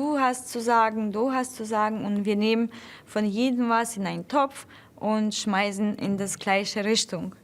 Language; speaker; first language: German; non-native, fluent; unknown